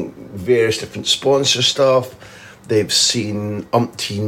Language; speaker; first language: English; native; English